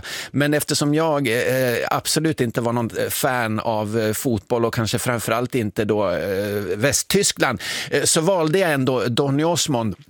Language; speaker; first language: Swedish; native; Swedish